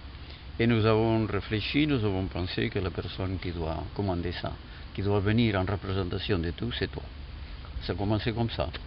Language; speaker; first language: French; non-native, fluent; Catalan